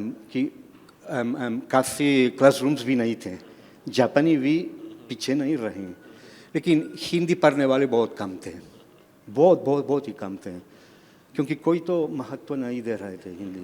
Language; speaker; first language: Hindi; non-native, fluent; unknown